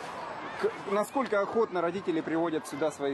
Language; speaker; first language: Russian; native; Russian